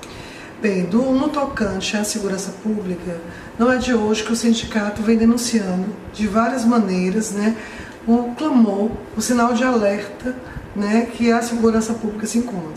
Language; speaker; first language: Portuguese; native; Portuguese